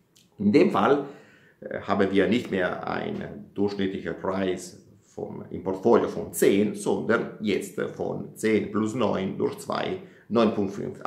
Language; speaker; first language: German; non-native, fluent; Italian